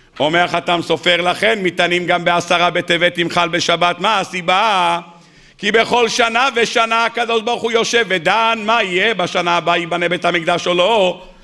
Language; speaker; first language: Hebrew; native; Hebrew